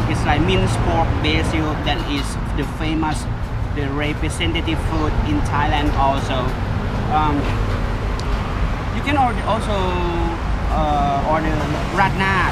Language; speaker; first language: English; non-native, learner; Thai